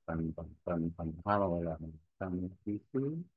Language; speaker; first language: Vietnamese; non-native, learner; Korean